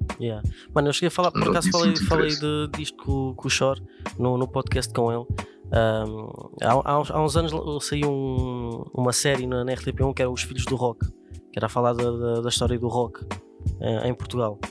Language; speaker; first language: Portuguese; native; Portuguese